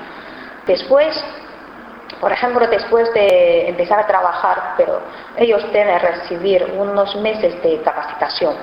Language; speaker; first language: Spanish; non-native, fluent; Chinese